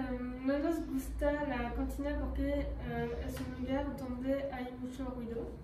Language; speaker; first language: Spanish; non-native, learner; French